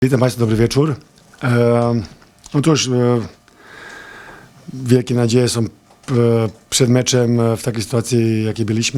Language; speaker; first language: Polish; non-native, fluent; Serbian